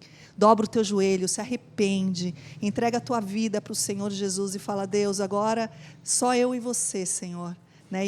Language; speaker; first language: Portuguese; native; Portuguese